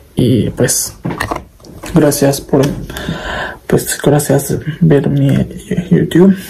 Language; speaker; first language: Spanish; non-native, learner; Japanese